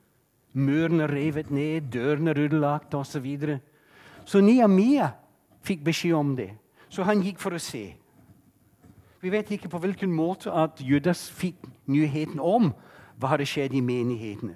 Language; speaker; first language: Norwegian; non-native, fluent; English